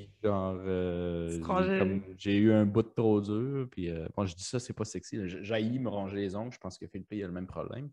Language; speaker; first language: French; early bilingual, other home language; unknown